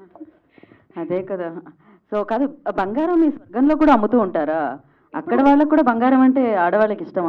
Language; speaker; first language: Telugu; native; Telugu